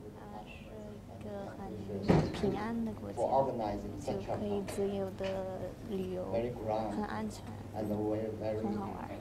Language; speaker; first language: Chinese; non-native, learner; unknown